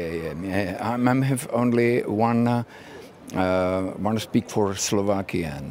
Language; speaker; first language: English; non-native, learner; Slovak